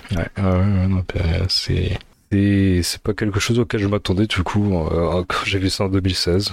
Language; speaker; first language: French; early bilingual, other home language; Amharic